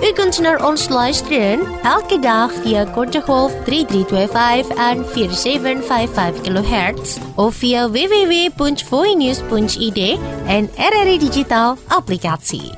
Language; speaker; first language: Dutch; non-native, fluent; Indonesian